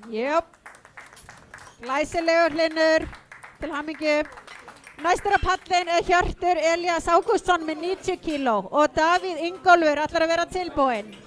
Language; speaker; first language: Icelandic; native; Icelandic